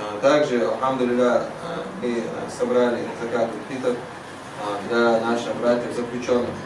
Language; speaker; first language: Russian; non-native, local second language; Chechen